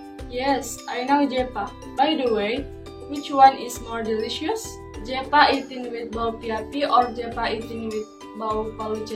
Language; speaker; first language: English; non-native, learner; Indonesian